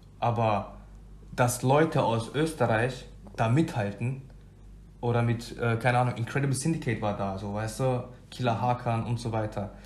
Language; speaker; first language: German; early bilingual, other home language; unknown